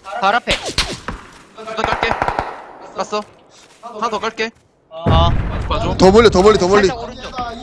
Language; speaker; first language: Korean; native; Korean